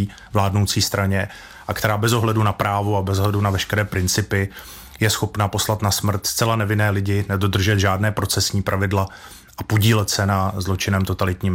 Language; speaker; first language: Czech; native; Czech